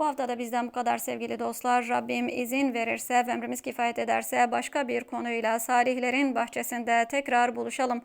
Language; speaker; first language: Turkish; native; Turkish